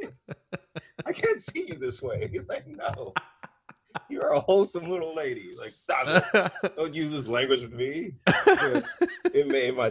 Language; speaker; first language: English; native; English